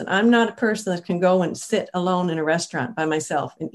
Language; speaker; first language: English; native; English